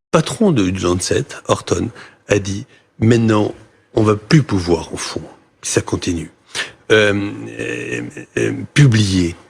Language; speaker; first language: French; native; French